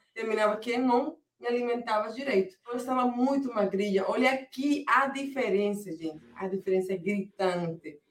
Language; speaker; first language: Portuguese; non-native, fluent; Spanish